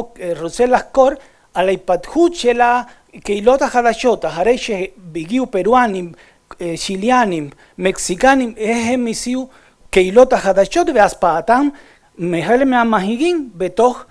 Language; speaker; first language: Hebrew; non-native, fluent; Spanish